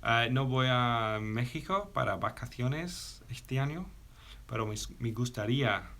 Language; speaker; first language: Spanish; non-native, fluent; English